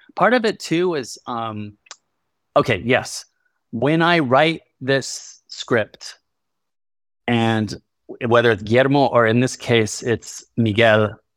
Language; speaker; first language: English; early bilingual, other home language; Spanish